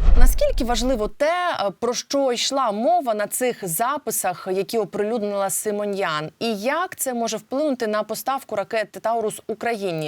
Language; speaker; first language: Ukrainian; native; Ukrainian